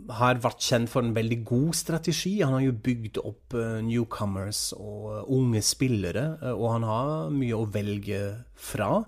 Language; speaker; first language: Norwegian; non-native, fluent; German